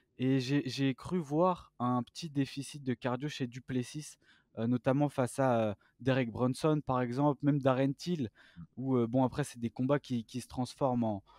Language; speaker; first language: French; native; French